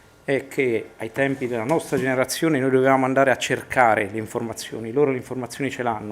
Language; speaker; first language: Italian; native; Italian